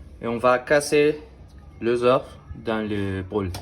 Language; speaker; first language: French; non-native, learner; Spanish